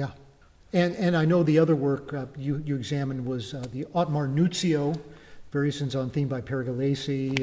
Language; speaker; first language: English; native; English